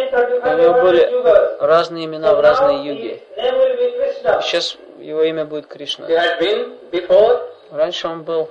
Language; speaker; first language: Russian; non-native, fluent; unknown